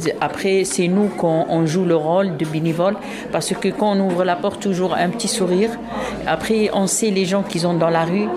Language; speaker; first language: French; non-native, local second language; Arabic